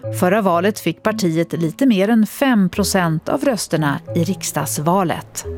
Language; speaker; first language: Swedish; native; Swedish